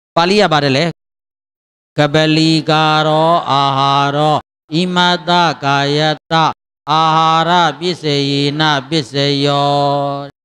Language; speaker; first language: Burmese; native; Burmese